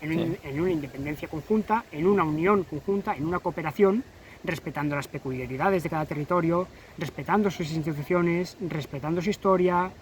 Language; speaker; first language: Spanish; native; Spanish